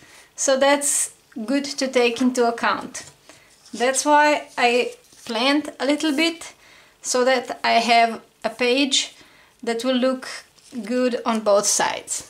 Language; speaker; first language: English; non-native, fluent; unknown